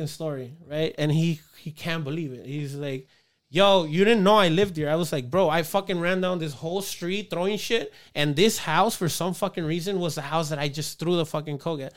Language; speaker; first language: English; early bilingual, other home language; Spanish